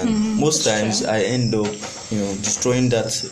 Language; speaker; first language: English; non-native, local second language; Yoruba